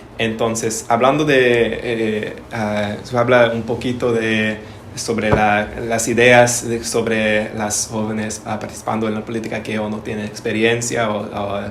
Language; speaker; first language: Spanish; non-native, learner; English